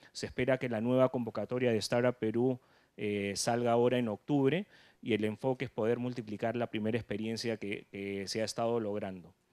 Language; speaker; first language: Spanish; native; Spanish